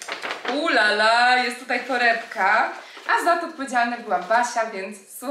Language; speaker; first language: Polish; native; Polish